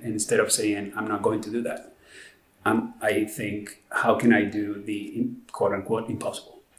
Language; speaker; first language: English; non-native, fluent; Spanish